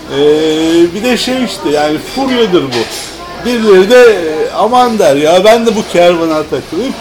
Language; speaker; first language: Turkish; native; Turkish